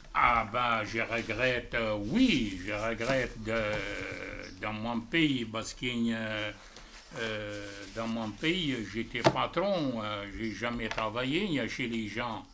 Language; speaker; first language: French; non-native, fluent; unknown